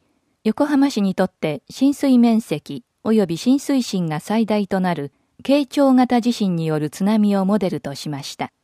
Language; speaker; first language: Japanese; native; Japanese